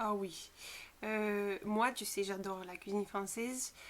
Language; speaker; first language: French; non-native, fluent; Bulgarian